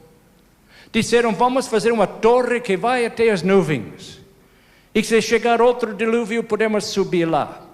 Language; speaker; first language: Portuguese; non-native, fluent; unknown